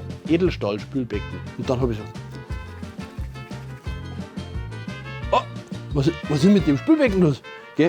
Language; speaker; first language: German; native; German